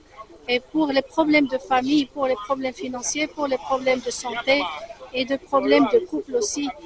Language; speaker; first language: French; non-native, fluent; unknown